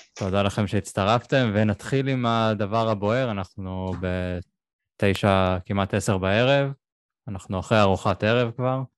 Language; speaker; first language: Hebrew; native; Hebrew